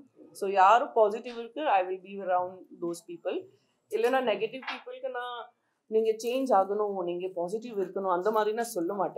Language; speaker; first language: Tamil; non-native, local second language; Gujarati